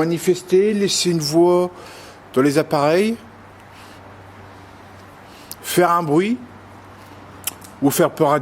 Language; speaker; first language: French; native; French